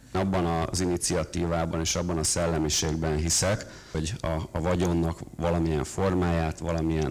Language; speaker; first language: Hungarian; native; Hungarian